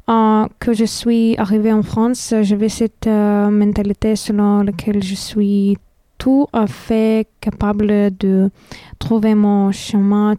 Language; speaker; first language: French; non-native, fluent; Lithuanian